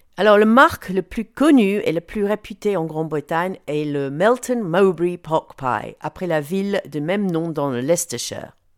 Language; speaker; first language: French; non-native, fluent; English